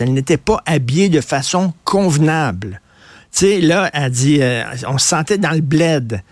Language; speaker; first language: French; native; French